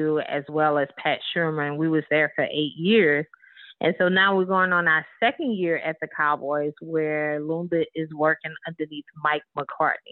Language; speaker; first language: English; native; English